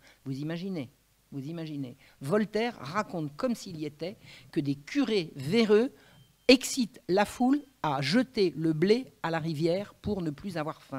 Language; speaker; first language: French; native; French